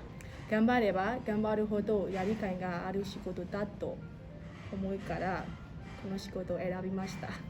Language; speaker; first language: Japanese; non-native, learner; Vietnamese